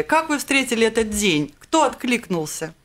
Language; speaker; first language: Russian; native; Russian